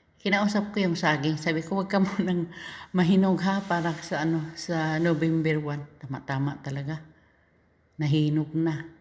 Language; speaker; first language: Filipino; non-native, local second language; Cebuano